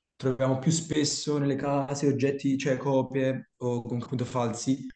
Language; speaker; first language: Italian; native; Italian